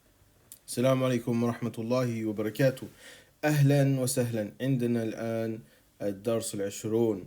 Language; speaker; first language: Arabic; non-native, fluent; English